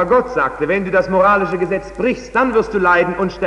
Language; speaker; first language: German; native; German